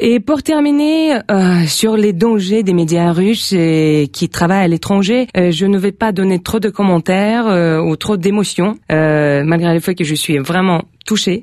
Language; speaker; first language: French; non-native, fluent; Russian